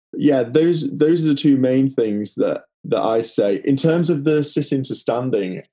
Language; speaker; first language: English; native; English